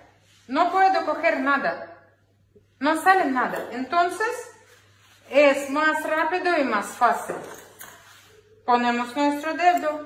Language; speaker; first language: Spanish; non-native, learner; Ukrainian